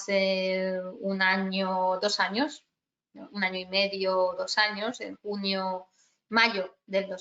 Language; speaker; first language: Spanish; native; Spanish